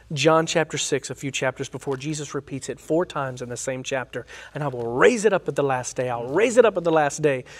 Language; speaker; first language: English; native; English